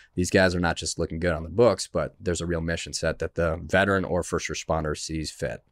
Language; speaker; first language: English; native; English